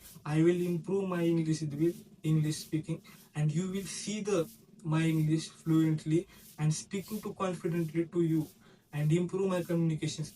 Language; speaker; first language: English; non-native, learner; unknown